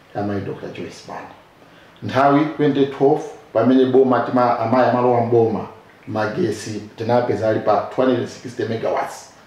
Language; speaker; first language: Nyanja; non-native, local second language; Tumbuka